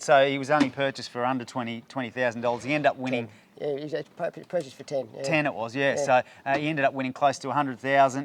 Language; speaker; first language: English; native; English